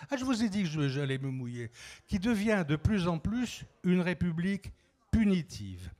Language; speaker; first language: French; native; French